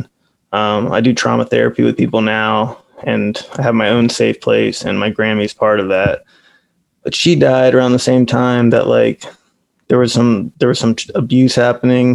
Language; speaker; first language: English; native; English